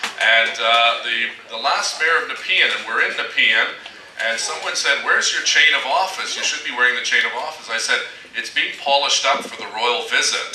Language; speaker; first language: English; native; English